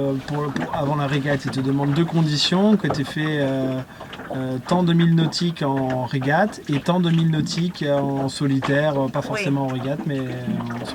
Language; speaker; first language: French; native; French